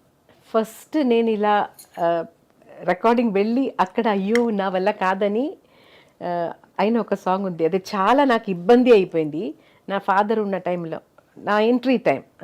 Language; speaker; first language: Telugu; non-native, local second language; Malayalam